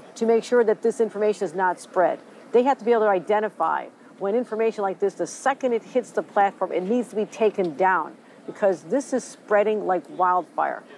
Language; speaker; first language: English; native; English